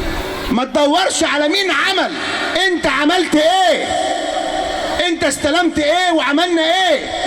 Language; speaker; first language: Arabic; native; Arabic